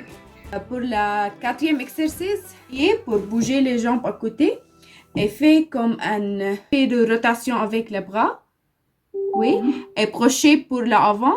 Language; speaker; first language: French; non-native, learner; Arabic